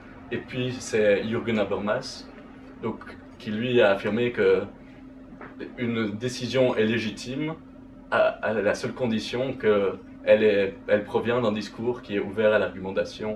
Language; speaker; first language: French; native; French